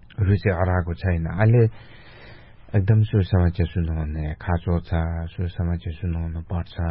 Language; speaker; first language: Nepali; non-native, local second language; Sherpa